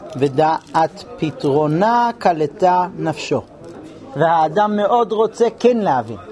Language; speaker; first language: Hebrew; non-native, fluent; English